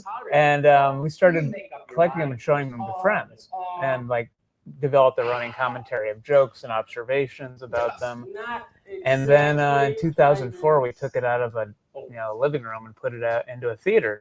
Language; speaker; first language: English; native; English